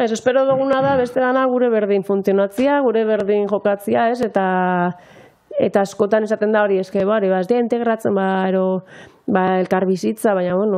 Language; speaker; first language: Basque; native; Basque